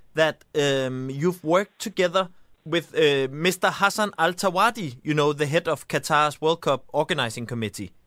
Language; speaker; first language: English; non-native, fluent; Danish